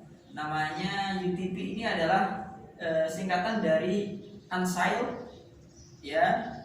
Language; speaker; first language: Indonesian; native; Indonesian